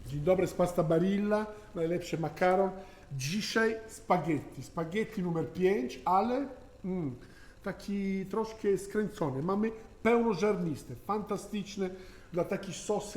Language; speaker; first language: Polish; non-native, learner; Italian